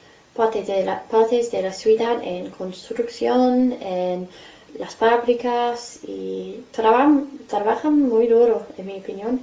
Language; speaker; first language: Spanish; non-native, fluent; English